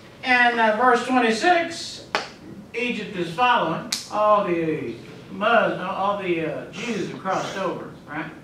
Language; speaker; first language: English; native; English